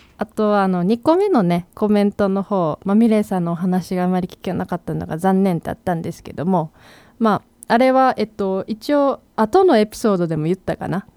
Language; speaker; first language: Japanese; native; Japanese